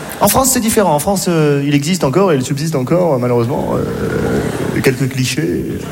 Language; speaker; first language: French; non-native, local second language; Arabic